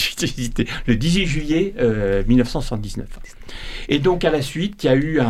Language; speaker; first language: French; native; French